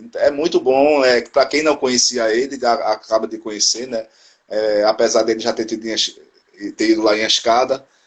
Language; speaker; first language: Portuguese; native; Portuguese